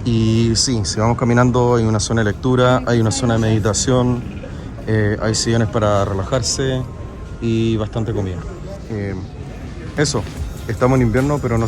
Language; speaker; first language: Spanish; native; Spanish